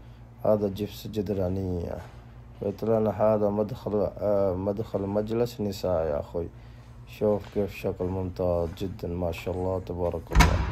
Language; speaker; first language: Arabic; non-native, learner; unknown